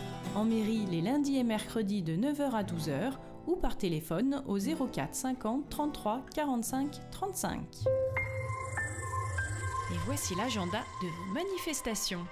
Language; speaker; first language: French; native; French